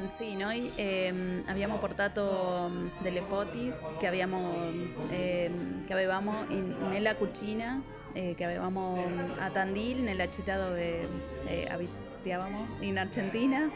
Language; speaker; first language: Italian; non-native, fluent; Spanish